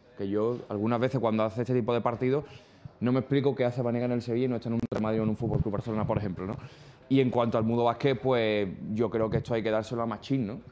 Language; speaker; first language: Spanish; native; Spanish